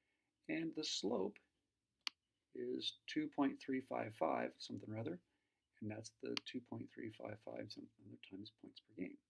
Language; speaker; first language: English; native; English